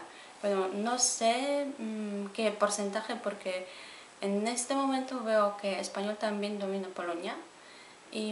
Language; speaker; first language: Spanish; non-native, fluent; Polish